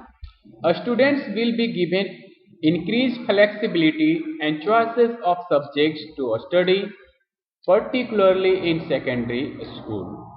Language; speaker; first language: English; non-native, local second language; Hindi